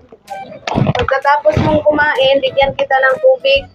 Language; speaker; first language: Filipino; native; Filipino